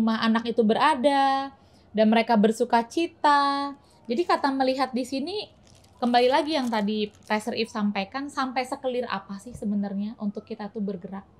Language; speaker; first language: Indonesian; native; Indonesian